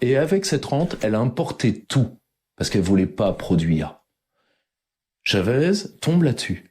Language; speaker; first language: French; native; French